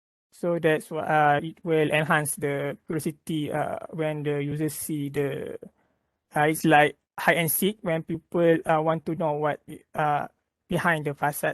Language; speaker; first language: English; non-native, local second language; Malay